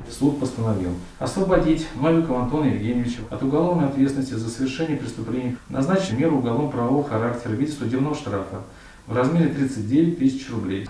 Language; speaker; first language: Russian; native; Russian